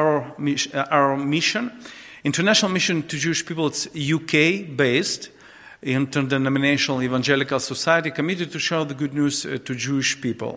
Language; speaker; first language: English; non-native, learner; Ukrainian